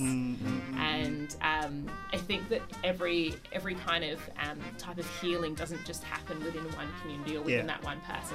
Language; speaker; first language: English; native; English